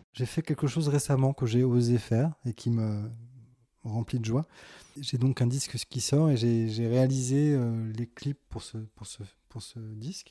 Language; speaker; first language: French; native; French